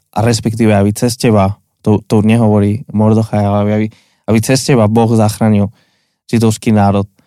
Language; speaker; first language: Slovak; non-native, fluent; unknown